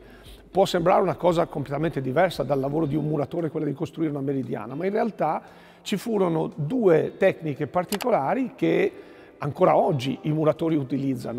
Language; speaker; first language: Italian; native; Italian